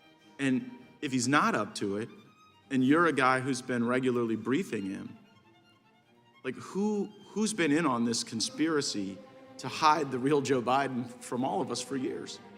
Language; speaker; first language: English; native; English